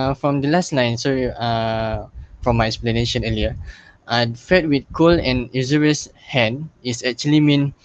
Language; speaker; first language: English; non-native, local second language; Malay